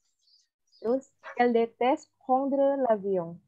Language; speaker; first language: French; non-native, fluent; Indonesian